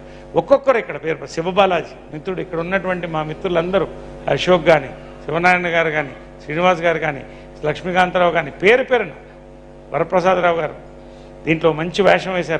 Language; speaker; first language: Telugu; native; Telugu